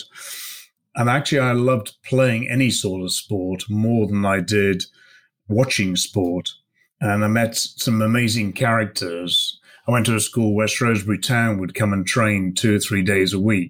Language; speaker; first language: English; native; English